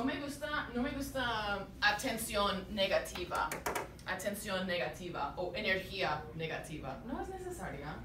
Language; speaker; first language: Spanish; non-native, fluent; English